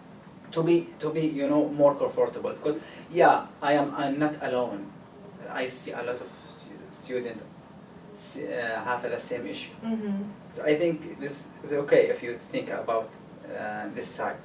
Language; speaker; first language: English; non-native, learner; Arabic